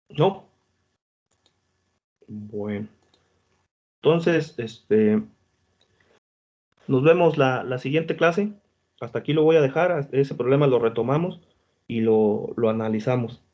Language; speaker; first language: Spanish; native; Spanish